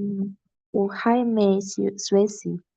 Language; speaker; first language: Chinese; non-native, learner; Indonesian